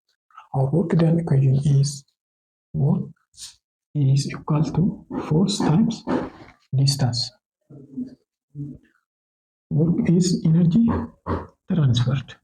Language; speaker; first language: English; non-native, local second language; Oromo